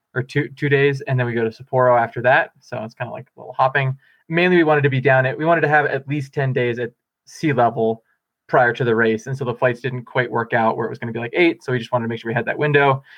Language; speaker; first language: English; native; English